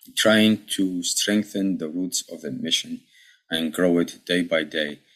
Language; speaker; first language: English; early bilingual, other home language; Arabic